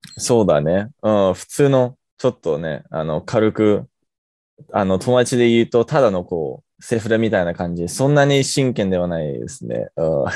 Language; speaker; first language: Japanese; non-native, fluent; English